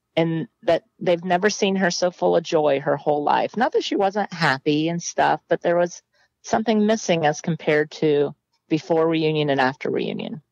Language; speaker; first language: English; native; English